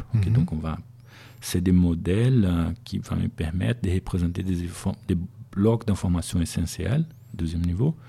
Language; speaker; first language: French; non-native, fluent; Portuguese